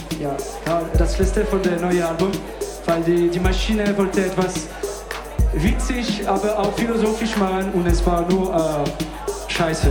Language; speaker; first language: German; non-native, local second language; French